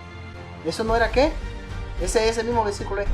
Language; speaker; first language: Spanish; native; Spanish